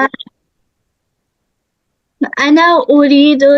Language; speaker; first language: Arabic; non-native, learner; Urdu